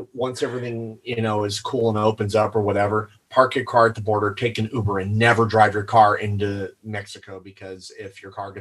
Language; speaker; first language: English; native; English